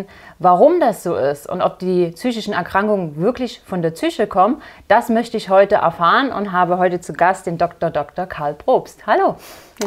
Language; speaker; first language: German; native; German